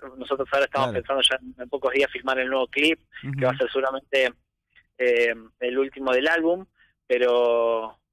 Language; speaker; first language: Spanish; native; Spanish